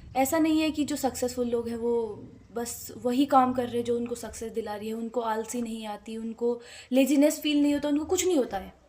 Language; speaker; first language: Hindi; native; Hindi